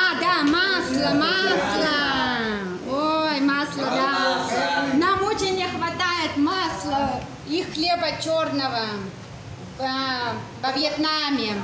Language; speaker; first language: Russian; non-native, learner; Vietnamese